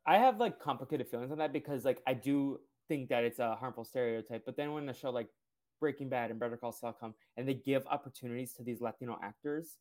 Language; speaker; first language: English; early bilingual, other home language; Portuguese